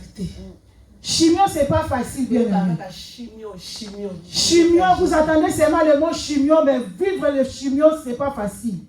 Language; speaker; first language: French; non-native, local second language; Lingala